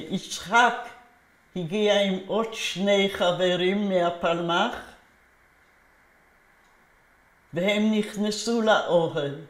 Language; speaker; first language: Hebrew; non-native, fluent; Polish